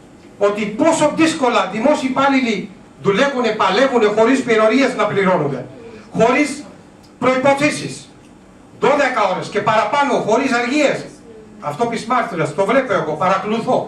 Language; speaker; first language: Greek; non-native, learner; Urdu